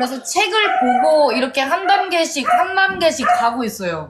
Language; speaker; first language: Korean; non-native, fluent; Thai